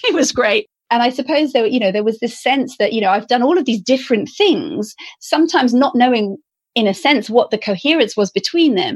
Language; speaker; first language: English; native; English